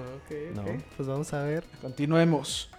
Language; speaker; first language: Spanish; native; Spanish